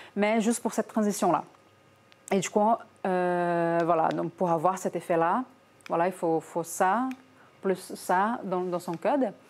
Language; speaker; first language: French; non-native, fluent; Portuguese